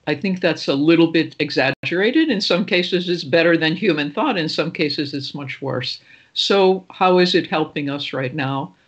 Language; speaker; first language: English; native; English